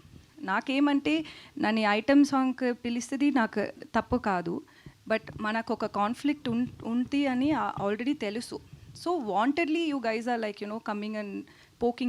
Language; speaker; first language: Telugu; non-native, learner; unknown